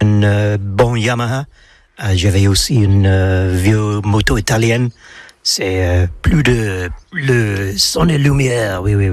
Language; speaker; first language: French; non-native, learner; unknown